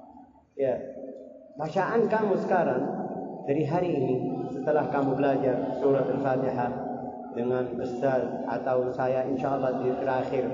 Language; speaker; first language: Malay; non-native, learner; Arabic